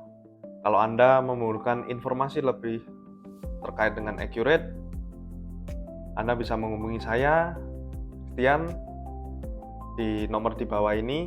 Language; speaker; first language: Indonesian; native; Indonesian